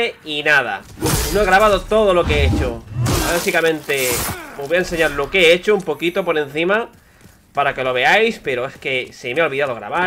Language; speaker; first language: Spanish; native; Spanish